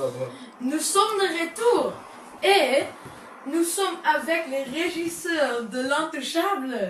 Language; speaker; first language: French; non-native, learner; Dutch